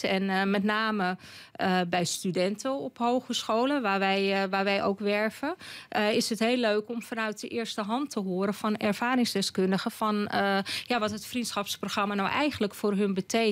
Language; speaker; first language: Dutch; native; Dutch